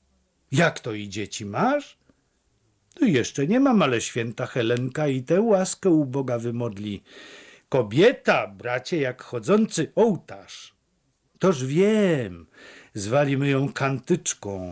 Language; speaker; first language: Polish; native; Polish